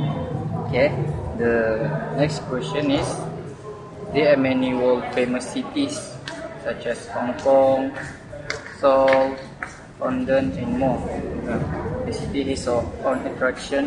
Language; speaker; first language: English; non-native, learner; Malay